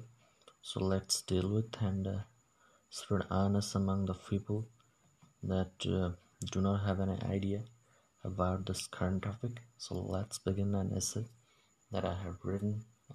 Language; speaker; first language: English; non-native, local second language; Odia